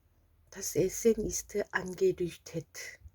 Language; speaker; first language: German; non-native, fluent; Korean